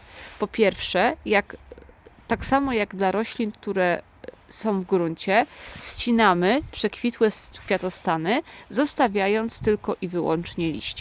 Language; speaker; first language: Polish; native; Polish